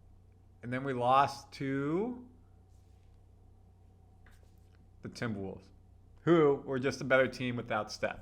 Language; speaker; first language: English; native; English